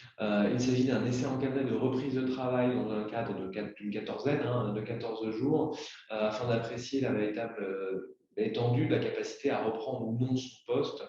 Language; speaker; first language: French; native; French